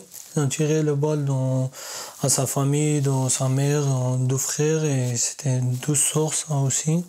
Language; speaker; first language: French; non-native, learner; Persian